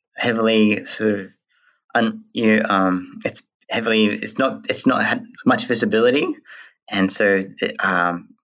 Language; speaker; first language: English; native; English